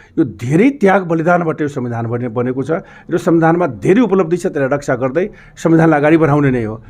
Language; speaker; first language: Nepali; non-native, local second language; Maithili